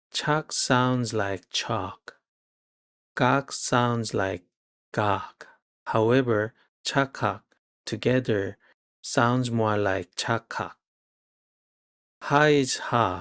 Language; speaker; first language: English; non-native, fluent; Korean